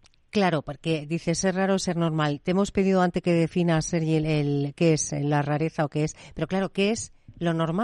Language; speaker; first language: Spanish; native; Spanish